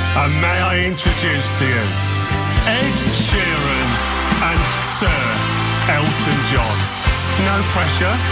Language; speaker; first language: English; native; English